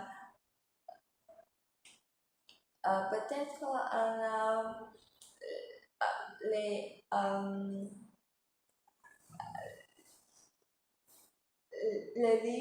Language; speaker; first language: French; non-native, learner; Vietnamese